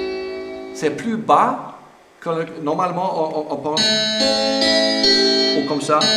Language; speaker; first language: French; non-native, fluent; German